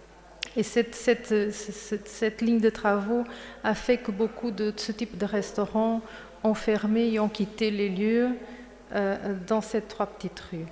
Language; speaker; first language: French; non-native, local second language; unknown